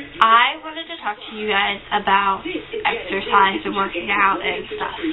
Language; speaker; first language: English; native; English